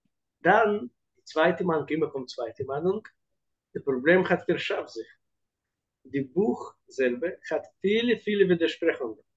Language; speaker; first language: German; non-native, fluent; Russian